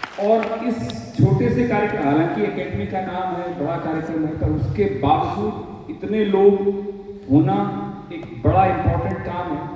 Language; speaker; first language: Hindi; native; Hindi